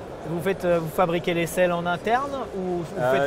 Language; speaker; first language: French; native; French